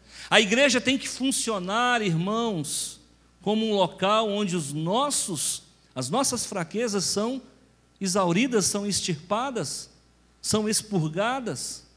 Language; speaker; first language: Portuguese; native; Portuguese